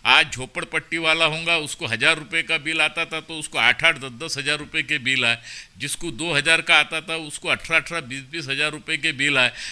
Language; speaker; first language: Hindi; non-native, local second language; Marathi